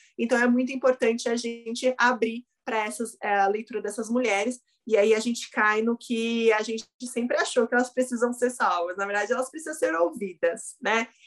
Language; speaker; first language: Portuguese; native; Portuguese